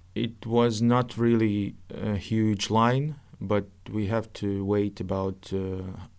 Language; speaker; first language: English; non-native, fluent; Russian